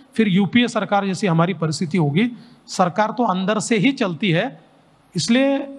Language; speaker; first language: Hindi; non-native, local second language; Marathi